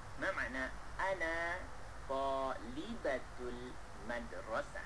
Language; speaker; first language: Arabic; non-native, fluent; Malay